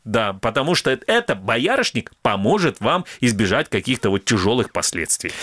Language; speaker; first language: Russian; native; Russian